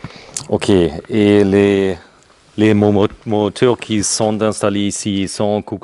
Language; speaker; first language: French; non-native, learner; German